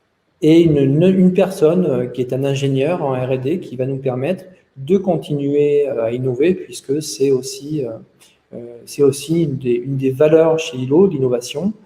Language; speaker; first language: French; native; French